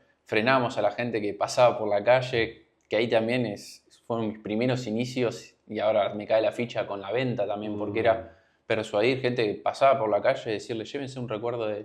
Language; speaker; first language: Spanish; native; Spanish